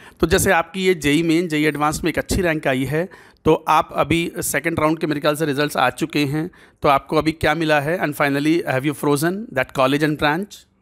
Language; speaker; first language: Hindi; native; Hindi